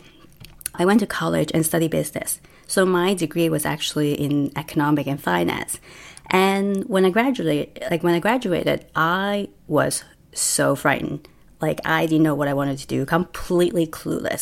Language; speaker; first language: English; non-native, local second language; Cantonese